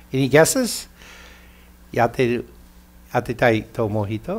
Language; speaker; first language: Japanese; non-native, fluent; English